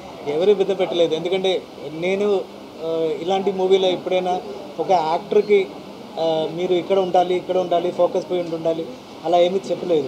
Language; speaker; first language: Telugu; non-native, fluent; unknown